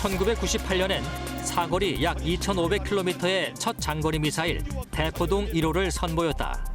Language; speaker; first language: Korean; native; Korean